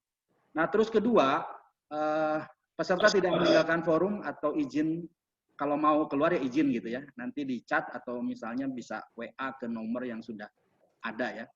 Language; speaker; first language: Indonesian; native; Indonesian